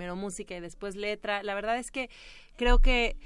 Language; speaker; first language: Spanish; native; Spanish